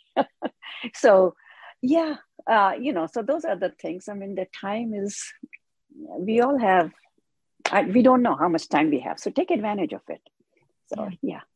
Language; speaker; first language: English; non-native, local second language; Hindi